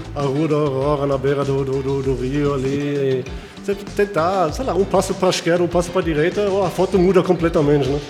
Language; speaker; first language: Portuguese; non-native, fluent; German